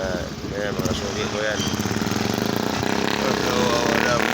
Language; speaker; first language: Filipino; native; Filipino